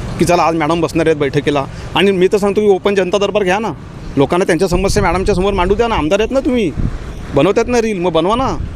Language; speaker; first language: Marathi; native; Marathi